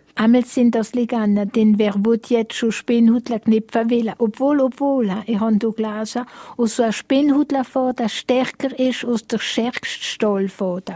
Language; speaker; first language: German; non-native, local second language; Swiss German